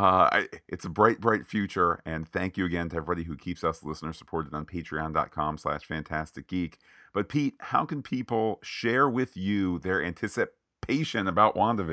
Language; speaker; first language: English; native; English